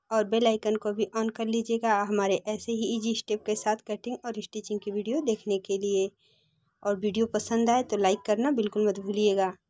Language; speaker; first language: Hindi; native; Hindi